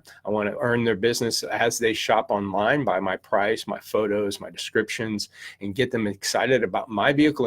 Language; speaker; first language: English; native; English